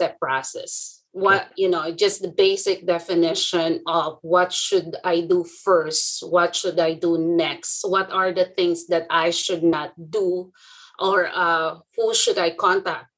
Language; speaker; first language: English; non-native, local second language; Filipino